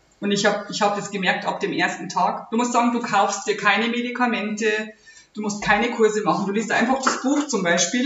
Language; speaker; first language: German; native; German